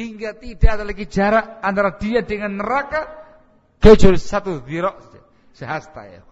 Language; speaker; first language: Indonesian; native; Indonesian